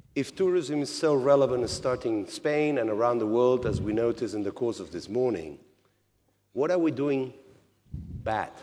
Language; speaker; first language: English; non-native, fluent; Spanish